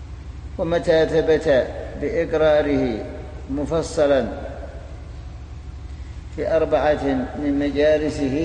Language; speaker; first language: Arabic; native; Arabic